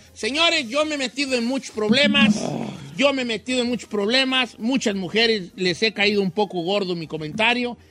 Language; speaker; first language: Spanish; native; Spanish